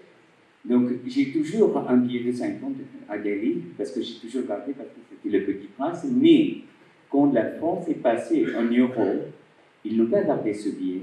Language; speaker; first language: French; non-native, fluent; Bangla